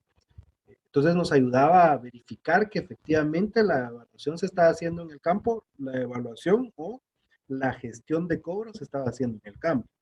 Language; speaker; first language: Spanish; native; Spanish